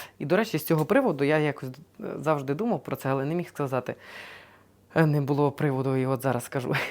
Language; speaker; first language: Ukrainian; non-native, local second language; Russian